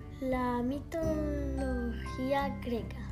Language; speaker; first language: Spanish; early bilingual, heritage; Spanish